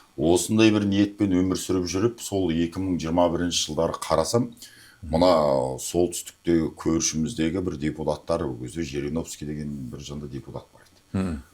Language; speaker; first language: Kazakh; native; Kazakh